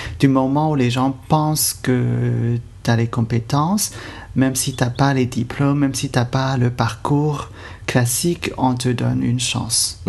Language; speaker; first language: French; non-native, fluent; Cantonese